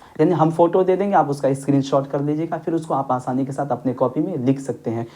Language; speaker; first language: Urdu; native; Urdu